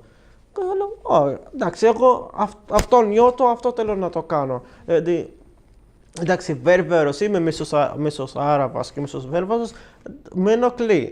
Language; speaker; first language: Greek; non-native, learner; Arabic